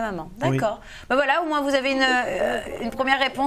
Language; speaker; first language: French; native; French